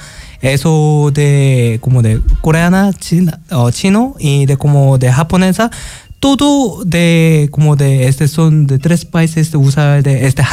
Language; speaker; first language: Spanish; non-native, learner; Korean